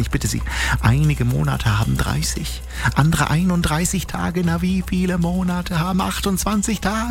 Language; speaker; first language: German; native; German